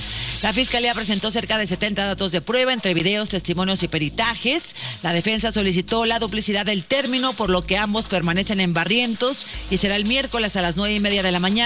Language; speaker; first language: Spanish; native; Spanish